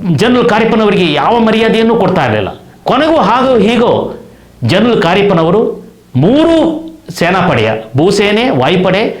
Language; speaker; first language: Kannada; non-native, local second language; Kodava